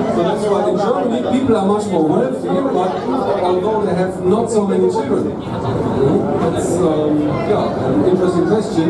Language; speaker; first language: English; non-native, fluent; German